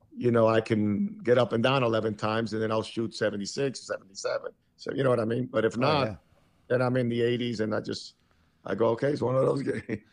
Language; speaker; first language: English; early bilingual, other home language; Spanish